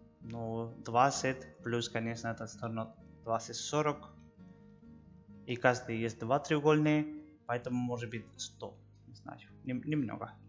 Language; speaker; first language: Russian; non-native, learner; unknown